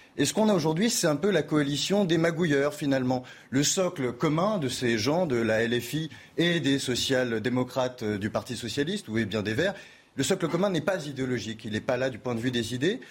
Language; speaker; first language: French; native; French